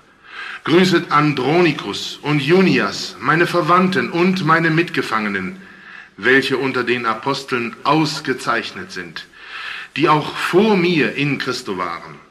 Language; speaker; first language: German; native; German